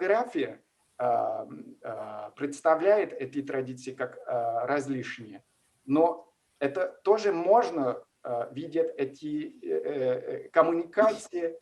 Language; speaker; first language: Russian; non-native, fluent; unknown